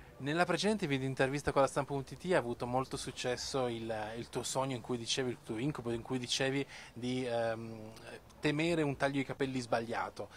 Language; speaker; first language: Italian; native; Italian